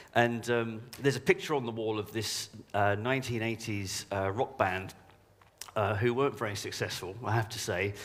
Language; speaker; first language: English; native; English